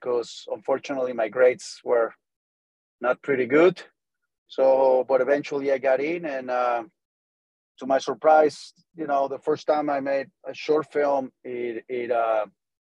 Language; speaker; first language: English; non-native, fluent; Spanish